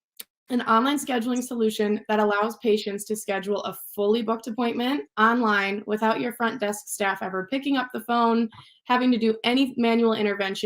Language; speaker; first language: English; native; English